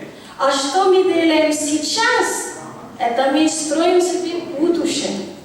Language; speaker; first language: Russian; non-native, learner; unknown